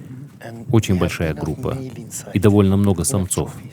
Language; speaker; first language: Russian; native; Russian